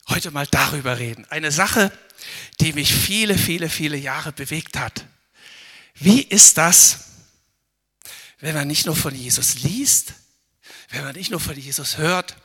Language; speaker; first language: German; native; German